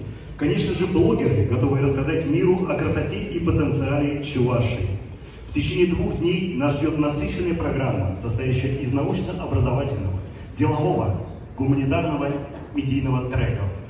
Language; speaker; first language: Russian; native; Russian